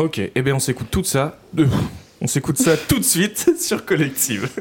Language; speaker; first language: French; native; French